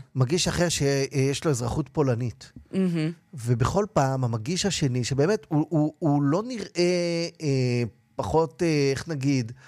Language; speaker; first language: Hebrew; native; Hebrew